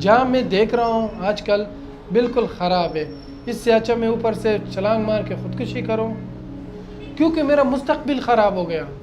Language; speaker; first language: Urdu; non-native, local second language; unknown